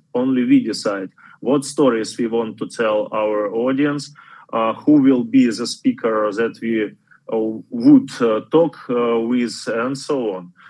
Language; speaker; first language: English; non-native, fluent; Ukrainian